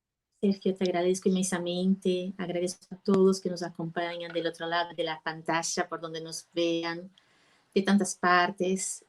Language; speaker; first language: Spanish; non-native, fluent; Portuguese